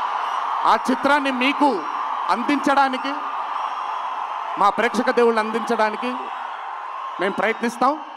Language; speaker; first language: Telugu; native; Telugu